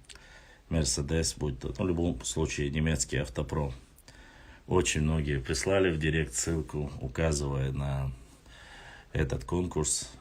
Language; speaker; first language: Russian; non-native, local second language; Chechen